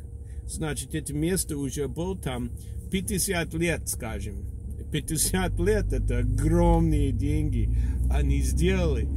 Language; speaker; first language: Russian; non-native, learner; English